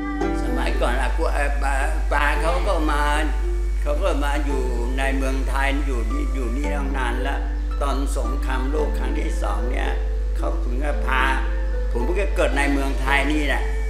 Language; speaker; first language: Thai; non-native, local second language; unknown